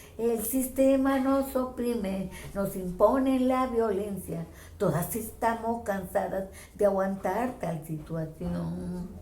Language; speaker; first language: Spanish; non-native, local second language; Quechua